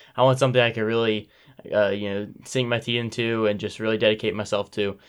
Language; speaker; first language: English; native; English